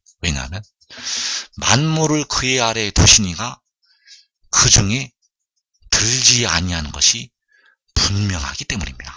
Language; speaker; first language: Korean; native; Korean